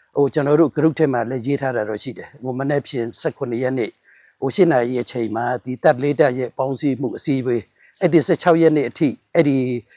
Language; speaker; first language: Burmese; non-native, local second language; Mon